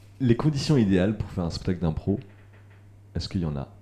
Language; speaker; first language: French; native; French